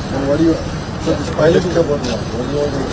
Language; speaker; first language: English; non-native, local second language; Telugu